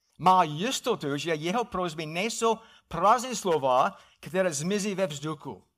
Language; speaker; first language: Czech; non-native, fluent; English